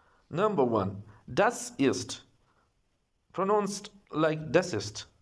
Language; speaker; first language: German; non-native, learner; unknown